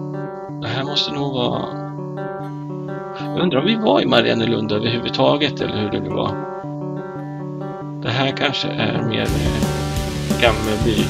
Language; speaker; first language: Swedish; native; Swedish